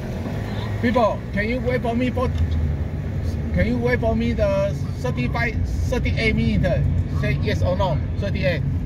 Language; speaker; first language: English; non-native, learner; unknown